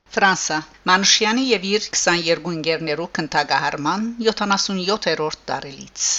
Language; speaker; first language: Armenian; early bilingual, heritage; Armenian